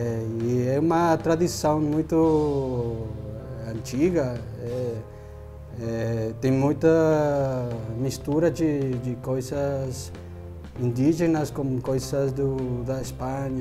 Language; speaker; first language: Portuguese; non-native, fluent; Spanish